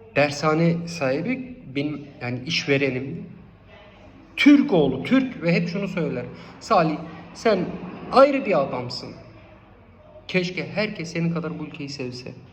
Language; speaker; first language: Turkish; non-native, local second language; Kurdish